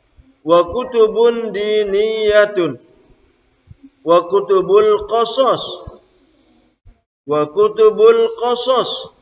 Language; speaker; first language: Arabic; non-native, fluent; Indonesian